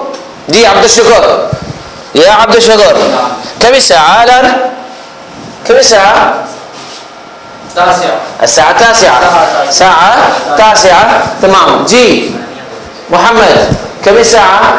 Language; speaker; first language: Arabic; non-native, fluent; Urdu